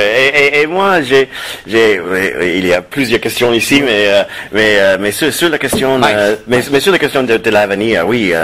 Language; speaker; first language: French; non-native, fluent; English